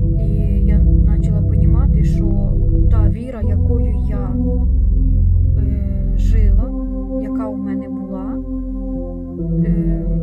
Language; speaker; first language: Ukrainian; non-native, local second language; Russian